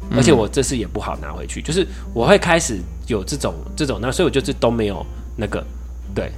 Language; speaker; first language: Chinese; native; Chinese